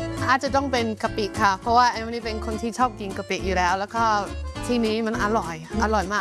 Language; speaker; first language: Thai; non-native, fluent; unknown